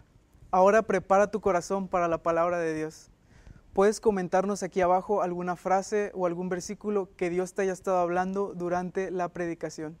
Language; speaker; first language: Spanish; native; Spanish